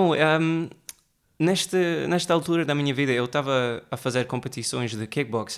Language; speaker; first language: Portuguese; early bilingual, heritage; Portuguese